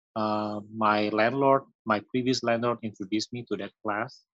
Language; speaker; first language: English; non-native, fluent; Indonesian